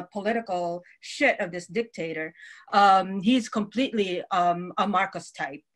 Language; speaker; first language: English; non-native, local second language; Waray